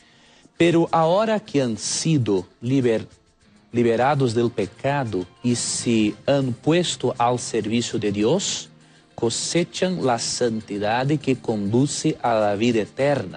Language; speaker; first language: Spanish; non-native, fluent; Portuguese